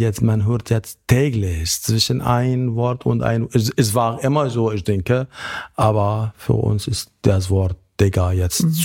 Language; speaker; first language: German; non-native, learner; Arabic